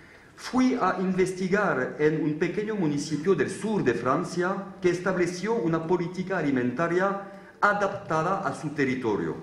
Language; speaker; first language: Spanish; non-native, fluent; French